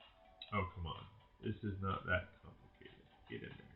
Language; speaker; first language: English; native; English